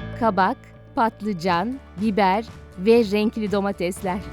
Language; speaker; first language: Turkish; native; Turkish